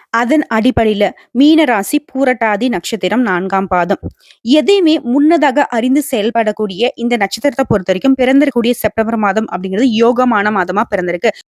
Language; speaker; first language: Tamil; native; Tamil